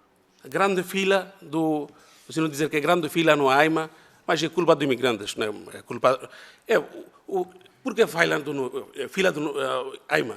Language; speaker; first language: Portuguese; non-native, learner; Bangla